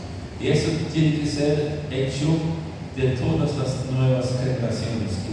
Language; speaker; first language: Spanish; non-native, fluent; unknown